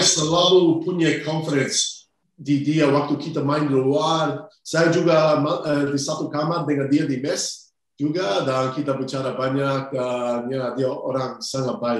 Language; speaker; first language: Indonesian; non-native, fluent; English